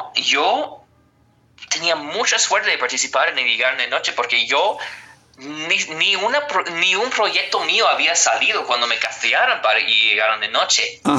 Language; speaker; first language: Spanish; non-native, fluent; English